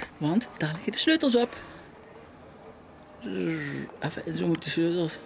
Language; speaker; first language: Dutch; native; Dutch